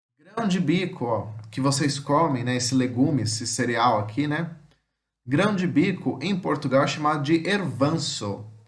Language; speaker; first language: Portuguese; native; Portuguese